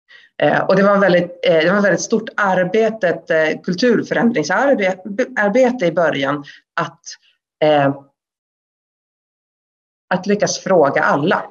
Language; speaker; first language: Swedish; native; Swedish